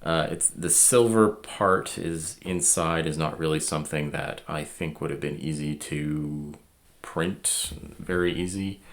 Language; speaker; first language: English; native; English